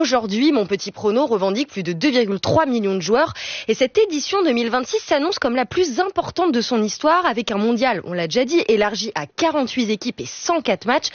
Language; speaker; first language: French; native; French